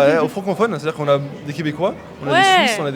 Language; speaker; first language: French; native; French